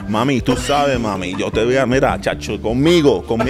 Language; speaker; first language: Spanish; early bilingual, heritage; Spanish